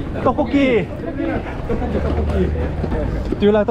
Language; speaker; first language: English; non-native, learner; Korean